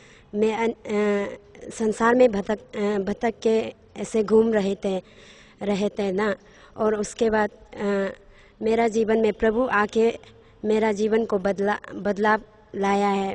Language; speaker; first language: Hindi; non-native, local second language; Nyishi